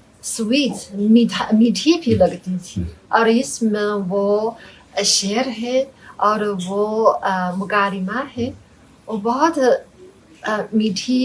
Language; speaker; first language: Hindi; non-native, fluent; Chinese